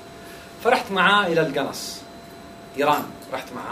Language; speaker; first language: Arabic; native; Arabic